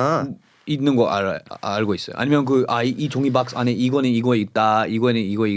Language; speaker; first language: Korean; non-native, fluent; English